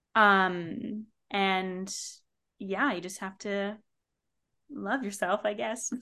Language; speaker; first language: English; native; English